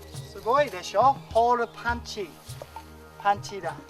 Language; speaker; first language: Japanese; non-native, learner; English